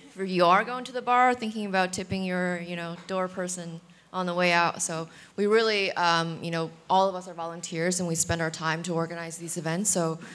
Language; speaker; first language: English; early bilingual, other home language; Chinese